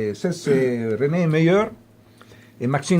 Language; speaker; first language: French; non-native, fluent; Italian